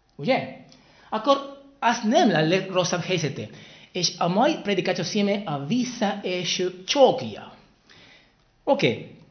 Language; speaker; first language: Hungarian; non-native, learner; Spanish